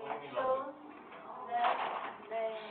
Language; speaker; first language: English; non-native, learner; Chinese